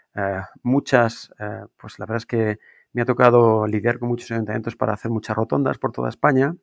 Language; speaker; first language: Spanish; native; Spanish